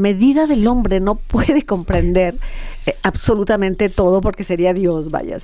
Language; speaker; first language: Spanish; native; Spanish